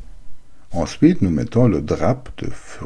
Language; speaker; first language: French; non-native, learner; German